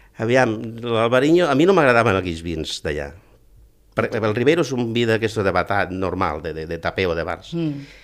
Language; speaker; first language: Catalan; early bilingual, other home language; Galician